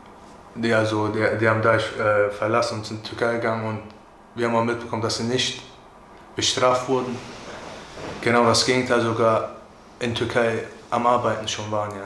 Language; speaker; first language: German; early bilingual, other home language; Turkish